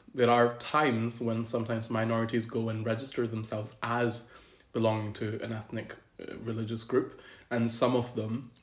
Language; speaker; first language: English; early bilingual, other home language; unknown